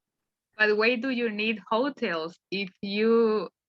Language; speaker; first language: English; non-native, learner; Spanish